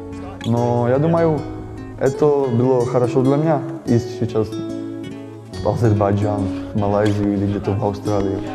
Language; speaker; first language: Russian; non-native, learner; Slovak